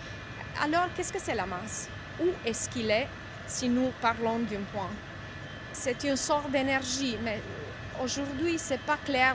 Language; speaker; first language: French; non-native, fluent; Romanian